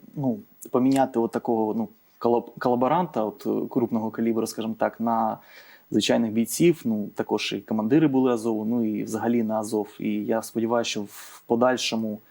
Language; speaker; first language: Ukrainian; native; Ukrainian